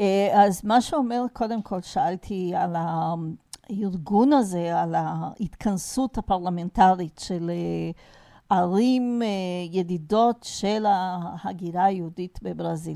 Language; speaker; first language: Hebrew; non-native, fluent; Portuguese